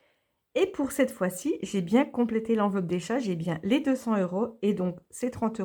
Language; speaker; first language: French; native; French